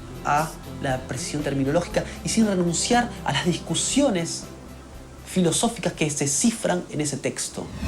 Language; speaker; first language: Spanish; native; Spanish